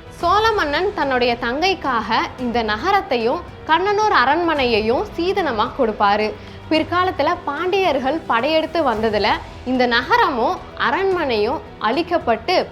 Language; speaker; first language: Tamil; native; Tamil